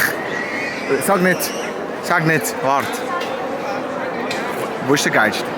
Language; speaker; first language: German; non-native, local second language; Croatian